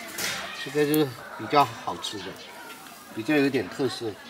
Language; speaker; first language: Chinese; non-native, local second language; Hakka Chinese